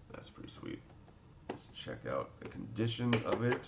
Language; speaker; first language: English; native; English